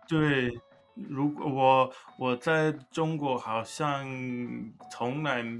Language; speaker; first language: Chinese; non-native, learner; English